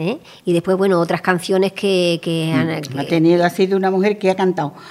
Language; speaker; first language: Spanish; native; Spanish